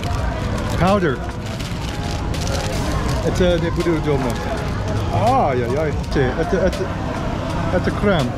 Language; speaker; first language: Russian; non-native, learner; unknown